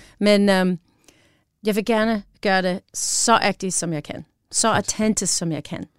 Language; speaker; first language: Danish; non-native, learner; English